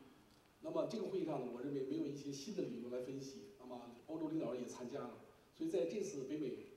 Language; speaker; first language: Chinese; native; Chinese